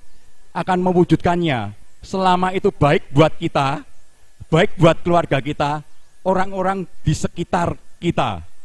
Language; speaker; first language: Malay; non-native, local second language; Javanese